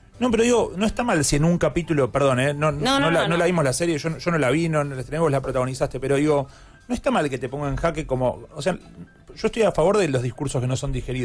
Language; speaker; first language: Spanish; native; Spanish